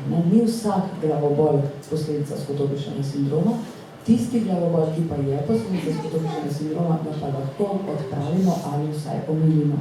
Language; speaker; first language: Slovenian; native; Slovenian